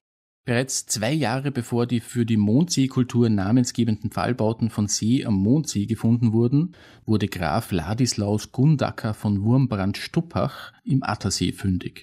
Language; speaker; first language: German; native; German